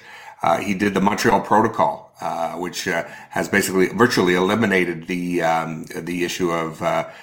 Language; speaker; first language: English; native; English